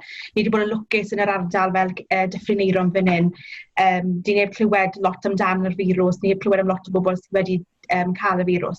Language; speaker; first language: Welsh; native; Welsh